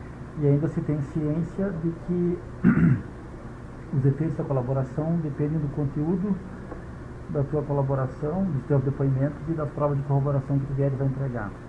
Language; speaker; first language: Portuguese; native; Portuguese